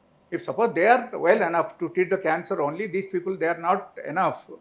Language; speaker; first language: English; non-native, local second language; Telugu